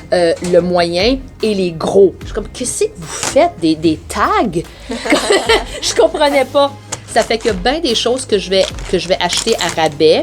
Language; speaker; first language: French; native; French